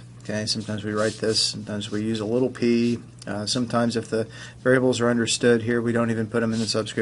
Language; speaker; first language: English; native; English